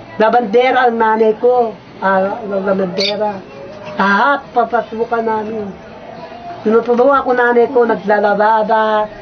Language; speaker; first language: Filipino; native; Filipino